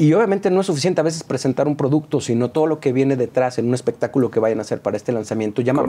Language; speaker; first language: Spanish; native; Spanish